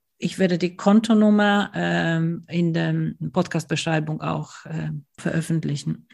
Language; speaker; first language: German; native; German